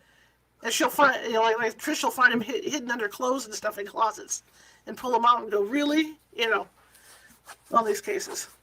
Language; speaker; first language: English; native; English